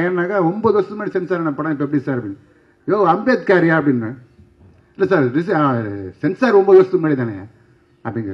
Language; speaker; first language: Tamil; native; Tamil